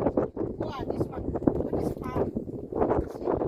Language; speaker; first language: English; non-native, learner; Filipino